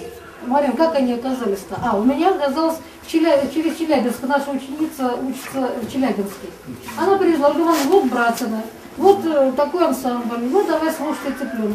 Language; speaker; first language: Russian; native; Russian